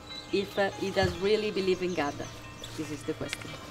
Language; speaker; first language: English; non-native, fluent; Italian